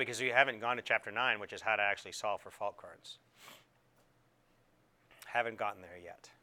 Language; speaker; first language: English; native; English